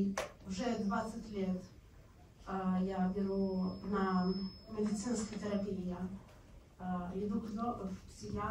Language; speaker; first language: Russian; non-native, learner; Romanian